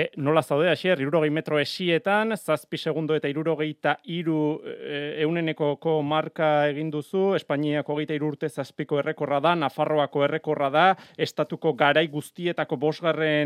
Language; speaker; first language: Basque; native; Basque